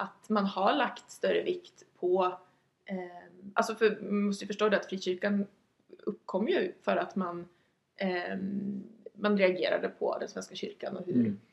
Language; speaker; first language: Swedish; native; Swedish